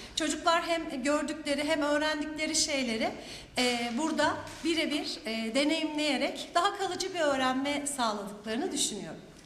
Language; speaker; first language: Turkish; native; Turkish